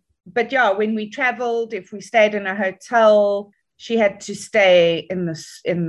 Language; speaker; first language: English; native; English